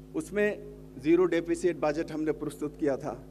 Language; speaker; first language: Hindi; non-native, local second language; Bangla